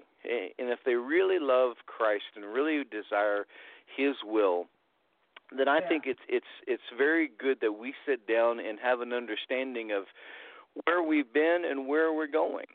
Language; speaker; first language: English; native; English